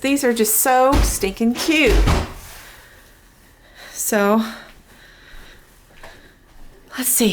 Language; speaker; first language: English; native; English